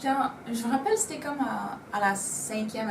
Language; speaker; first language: French; non-native, local second language; Spanish